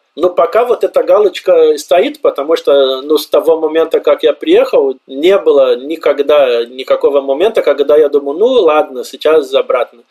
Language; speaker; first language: Russian; non-native, fluent; Portuguese